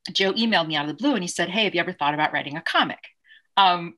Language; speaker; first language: English; native; English